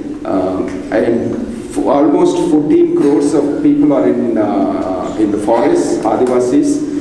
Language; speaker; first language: English; non-native, local second language; Telugu